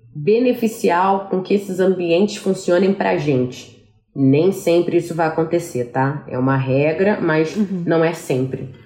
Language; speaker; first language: Portuguese; native; Portuguese